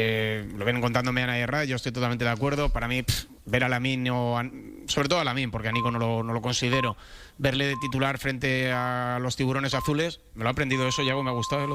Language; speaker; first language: Spanish; native; Spanish